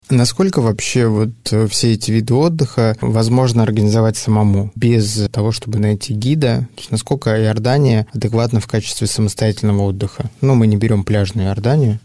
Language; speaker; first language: Russian; native; Russian